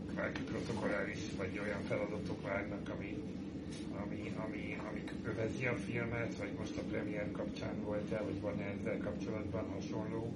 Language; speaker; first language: Hungarian; native; Hungarian